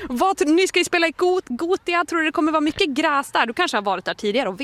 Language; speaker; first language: Swedish; native; Swedish